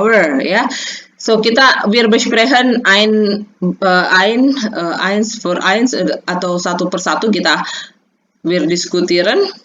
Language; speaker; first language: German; non-native, learner; Indonesian